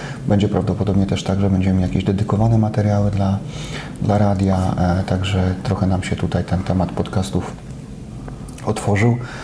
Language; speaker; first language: Polish; native; Polish